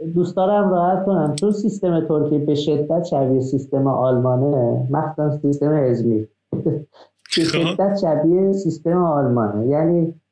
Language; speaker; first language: Persian; non-native, local second language; Azerbaijani